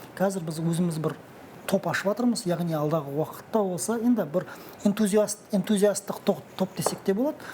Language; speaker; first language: Kazakh; non-native, local second language; Russian